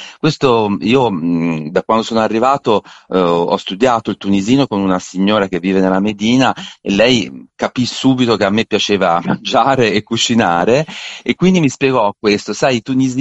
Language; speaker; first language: Italian; native; Italian